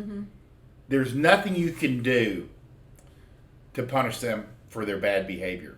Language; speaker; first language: English; native; English